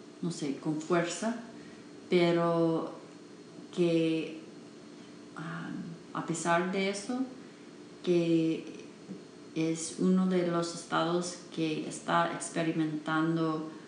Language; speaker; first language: Spanish; non-native, learner; English